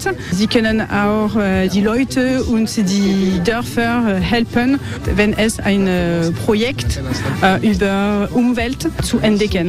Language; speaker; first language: German; non-native, learner; French